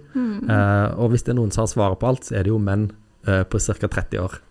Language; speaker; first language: Norwegian; native; Norwegian